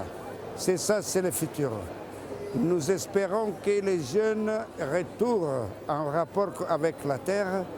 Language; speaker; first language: French; non-native, fluent; Italian